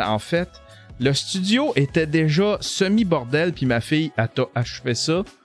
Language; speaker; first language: French; native; French